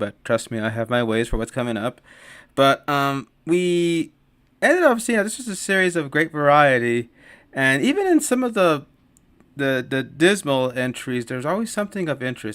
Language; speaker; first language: English; native; English